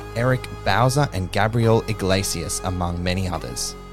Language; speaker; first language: English; native; English